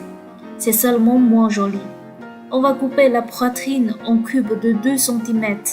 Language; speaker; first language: French; non-native, fluent; Chinese